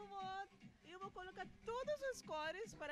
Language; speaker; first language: Portuguese; non-native, learner; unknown